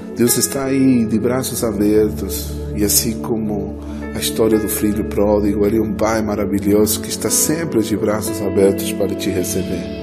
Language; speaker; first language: Portuguese; non-native, fluent; Spanish